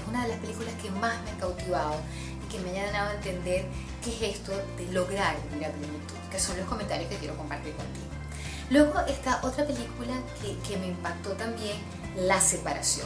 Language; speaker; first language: Spanish; native; Spanish